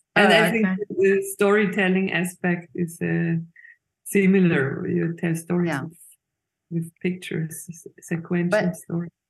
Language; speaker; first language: English; non-native, fluent; Swiss German